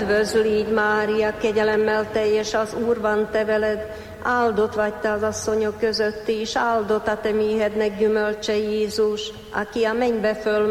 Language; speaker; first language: Hungarian; native; Hungarian